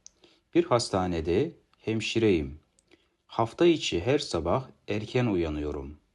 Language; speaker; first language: Turkish; non-native, fluent; Kazakh